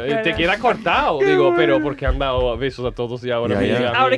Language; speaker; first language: Spanish; non-native, learner; English